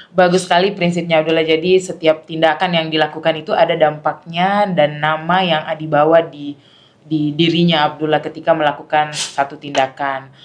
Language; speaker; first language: Indonesian; native; Indonesian